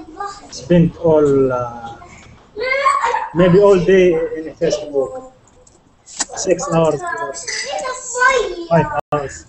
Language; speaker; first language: English; non-native, learner; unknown